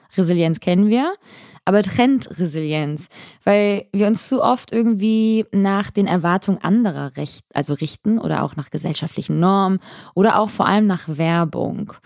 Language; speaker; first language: German; early bilingual, other home language; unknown